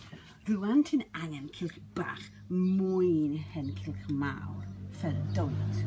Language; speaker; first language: Welsh; non-native, learner; English